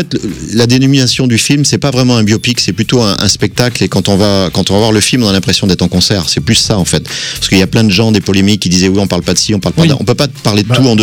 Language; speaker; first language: French; native; French